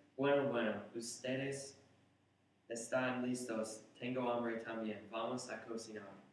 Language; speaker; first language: Spanish; non-native, learner; English